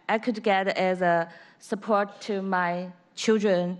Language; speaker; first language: English; non-native, learner; Chinese